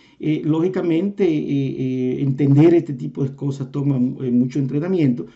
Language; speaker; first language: Spanish; native; Spanish